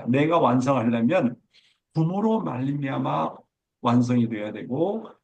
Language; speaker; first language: Korean; native; Korean